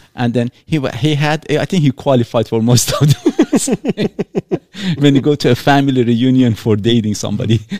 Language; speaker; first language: English; non-native, fluent; Persian